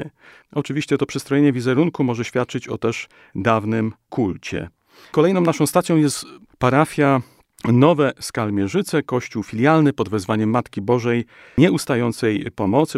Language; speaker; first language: Polish; native; Polish